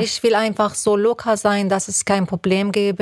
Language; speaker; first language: German; non-native, fluent; Persian